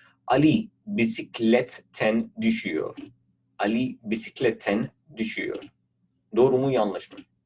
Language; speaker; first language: Turkish; non-native, fluent; Urdu